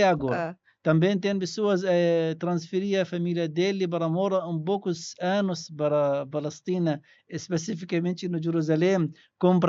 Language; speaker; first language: Portuguese; non-native, learner; Arabic